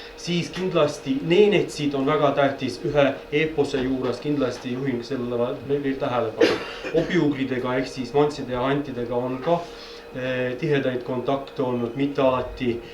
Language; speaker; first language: Estonian; non-native, fluent; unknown